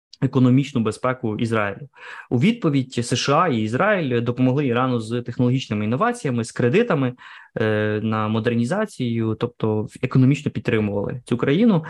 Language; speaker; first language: Ukrainian; native; Ukrainian